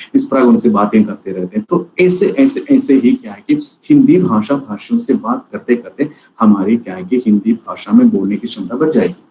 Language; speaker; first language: Hindi; non-native, local second language; Malayalam